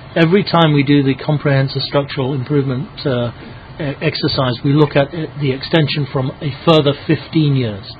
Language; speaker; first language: English; native; English